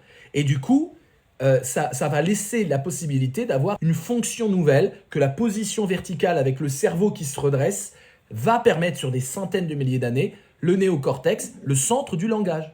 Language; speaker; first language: French; native; French